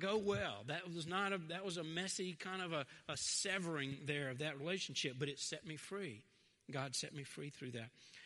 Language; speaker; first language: English; native; English